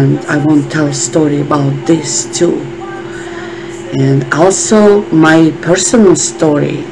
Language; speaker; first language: English; non-native, learner; Russian